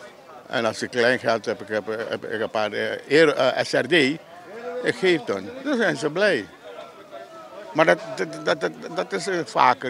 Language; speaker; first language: Dutch; non-native, local second language; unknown